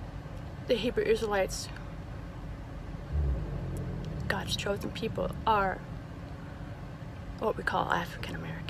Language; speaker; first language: English; native; English